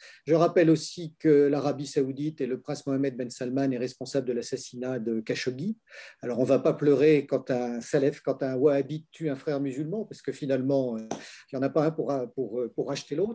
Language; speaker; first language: French; native; French